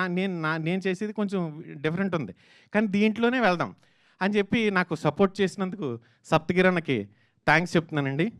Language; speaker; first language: Telugu; native; Telugu